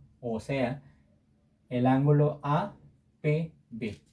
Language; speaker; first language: Spanish; native; Spanish